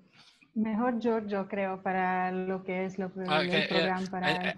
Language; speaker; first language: Spanish; non-native, learner; Italian